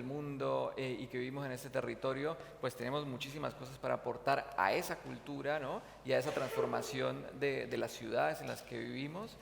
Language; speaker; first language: Spanish; native; Spanish